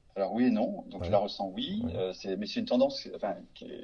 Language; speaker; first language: French; native; French